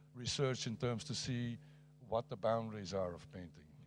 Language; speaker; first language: English; non-native, fluent; Dutch